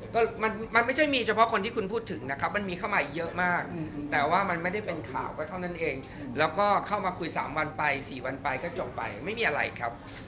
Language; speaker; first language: Thai; native; Thai